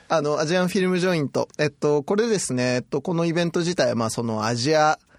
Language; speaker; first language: Japanese; native; Japanese